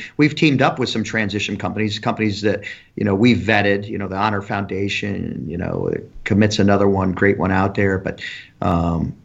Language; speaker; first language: English; native; English